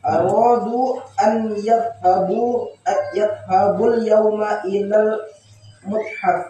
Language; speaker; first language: Arabic; non-native, learner; Indonesian